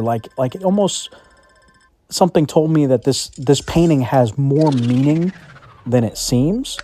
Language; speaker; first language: English; native; English